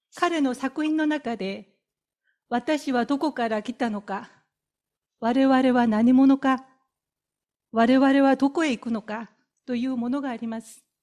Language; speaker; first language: Japanese; non-native, fluent; Korean